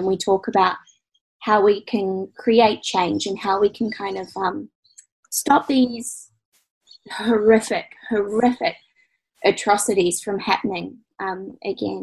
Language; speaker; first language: English; native; English